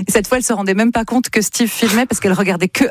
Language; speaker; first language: French; native; French